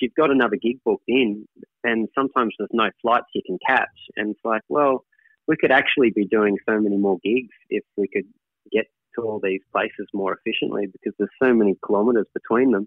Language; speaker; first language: English; native; English